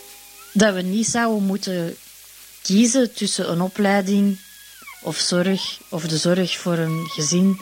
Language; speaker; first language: Dutch; native; Dutch